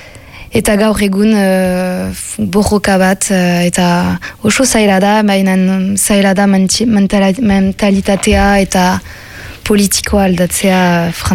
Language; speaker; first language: Basque; non-native, local second language; French